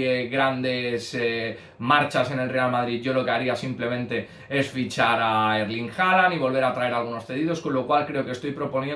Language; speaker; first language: Spanish; native; Spanish